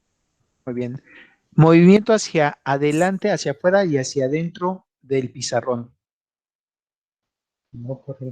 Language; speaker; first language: Spanish; native; Spanish